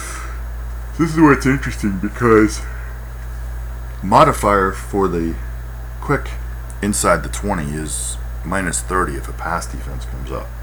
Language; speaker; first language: English; native; English